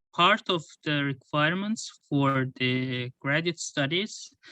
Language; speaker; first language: English; non-native, fluent; Azerbaijani